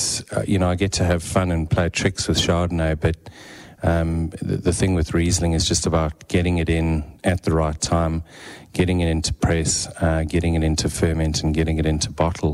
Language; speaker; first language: English; native; English